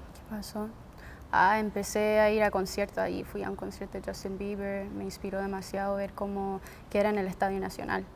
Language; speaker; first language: Spanish; early bilingual, heritage; Spanish